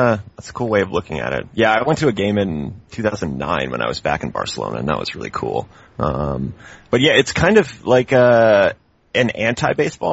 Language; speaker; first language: English; native; English